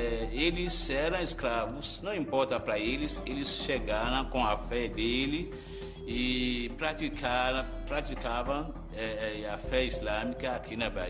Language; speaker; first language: Portuguese; non-native, fluent; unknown